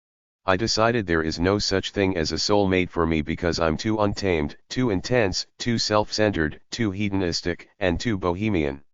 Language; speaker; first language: English; native; English